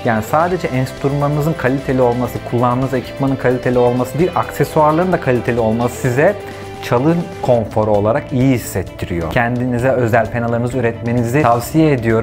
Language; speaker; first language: Turkish; native; Turkish